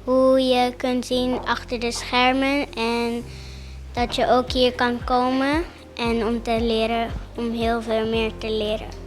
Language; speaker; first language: Dutch; non-native, local second language; Papiamento